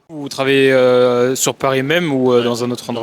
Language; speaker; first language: French; native; French